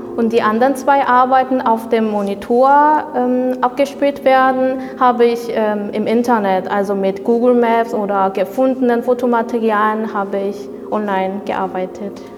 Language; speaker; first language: German; non-native, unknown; Korean